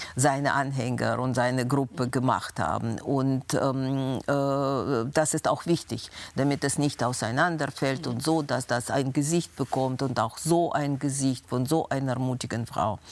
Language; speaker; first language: German; non-native, fluent; Russian